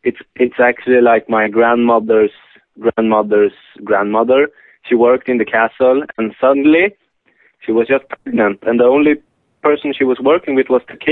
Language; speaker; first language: English; non-native, fluent; Swedish